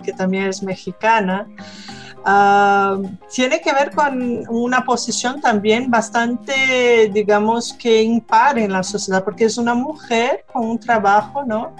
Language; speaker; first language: Spanish; non-native, fluent; Portuguese